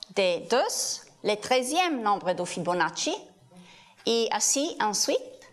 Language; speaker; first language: French; non-native, learner; Italian